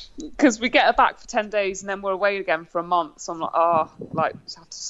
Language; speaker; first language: English; native; English